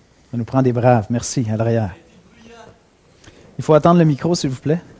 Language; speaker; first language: French; native; French